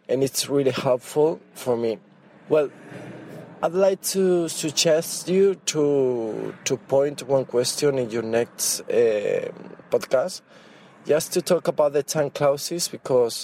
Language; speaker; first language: English; non-native, fluent; Spanish